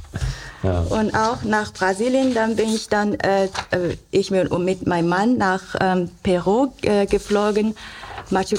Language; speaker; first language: German; non-native, learner; Chinese